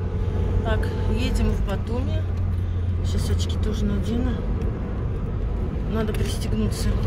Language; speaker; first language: Russian; native; Russian